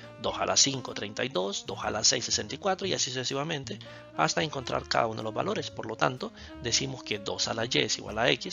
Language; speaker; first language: Spanish; native; Spanish